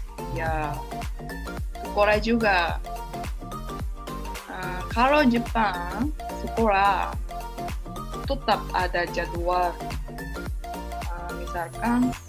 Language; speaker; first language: Indonesian; non-native, learner; Japanese